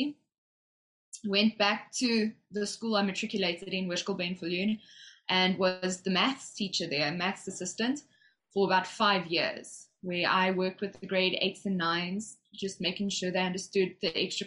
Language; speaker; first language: English; native; English